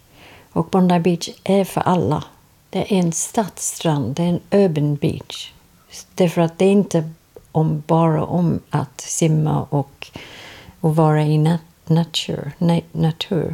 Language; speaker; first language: Swedish; non-native, fluent; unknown